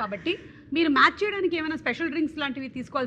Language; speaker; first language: Telugu; native; Telugu